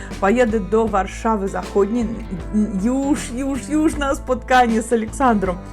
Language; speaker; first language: Polish; non-native, fluent; Russian